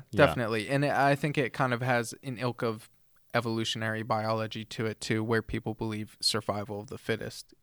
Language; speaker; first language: English; native; English